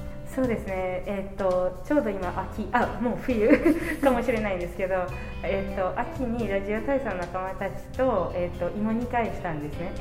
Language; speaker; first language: Japanese; non-native, fluent; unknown